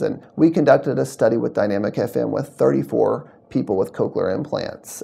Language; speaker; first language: English; native; English